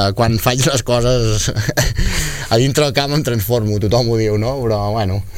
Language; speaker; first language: Catalan; native; Catalan